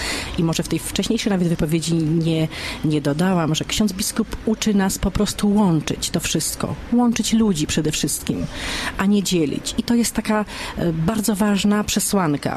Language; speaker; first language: Polish; native; Polish